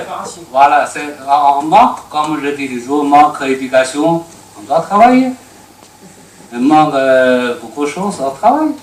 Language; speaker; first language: French; non-native, learner; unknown